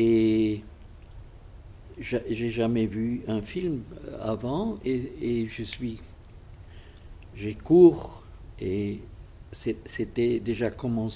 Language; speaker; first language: French; non-native, fluent; German